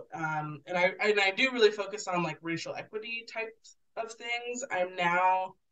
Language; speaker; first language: English; native; English